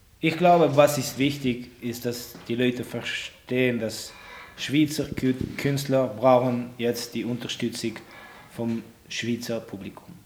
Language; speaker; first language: German; non-native, local second language; French